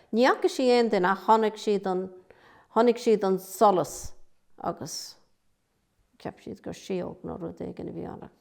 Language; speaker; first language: Irish; native; Irish